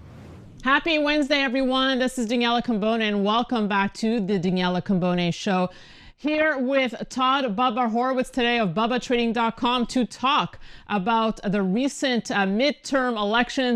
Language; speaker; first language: English; native; English